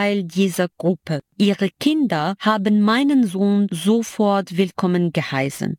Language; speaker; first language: German; non-native, fluent; Arabic